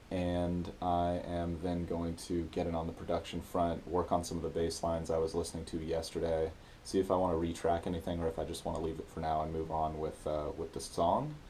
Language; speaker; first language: English; native; English